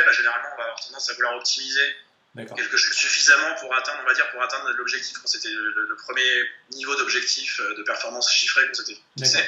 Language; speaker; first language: French; native; French